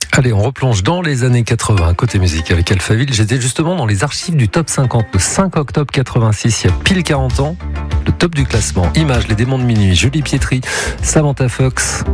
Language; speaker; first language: French; native; French